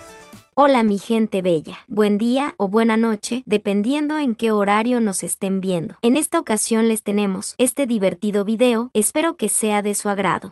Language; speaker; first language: Spanish; native; Spanish